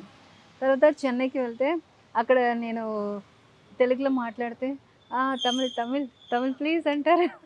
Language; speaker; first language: Telugu; non-native, local second language; Tamil